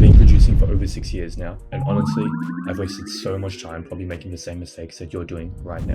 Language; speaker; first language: English; native; English